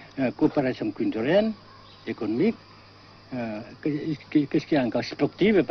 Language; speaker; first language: French; non-native, local second language; Vietnamese